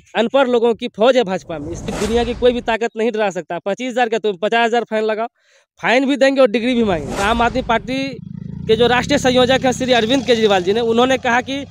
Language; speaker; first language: Hindi; native; Hindi